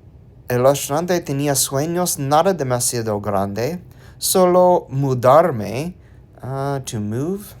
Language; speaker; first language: Spanish; non-native, learner; English